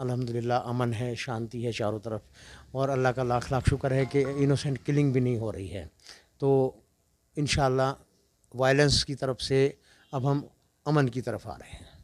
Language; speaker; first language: Urdu; non-native, local second language; Kashmiri